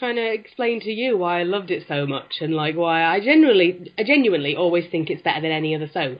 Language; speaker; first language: English; native; English